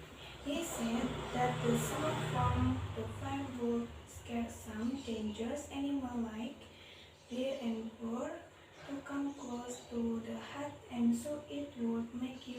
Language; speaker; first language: English; non-native, learner; Indonesian